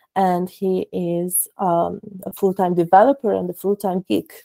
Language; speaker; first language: English; non-native, fluent; Romanian